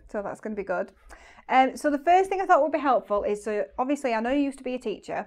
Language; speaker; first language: English; native; English